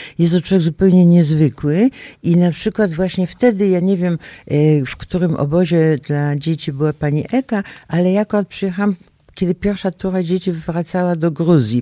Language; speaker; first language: Polish; native; Polish